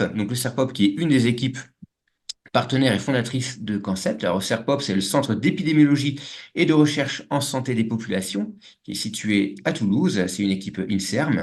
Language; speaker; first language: French; native; French